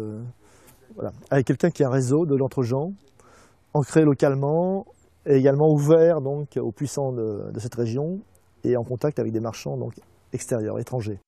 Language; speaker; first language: French; native; French